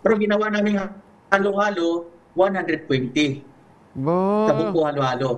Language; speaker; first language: Filipino; native; Filipino